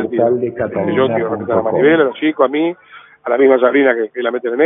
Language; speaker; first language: Spanish; native; Spanish